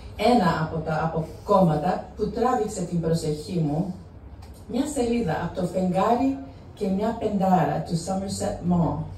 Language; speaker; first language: Greek; non-native, fluent; English